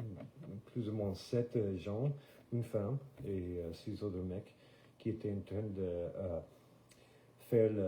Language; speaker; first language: French; non-native, fluent; English